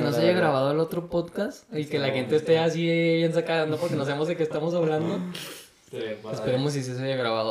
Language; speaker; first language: Spanish; native; Spanish